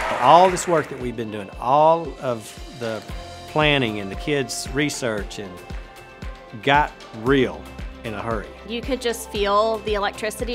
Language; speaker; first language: English; native; English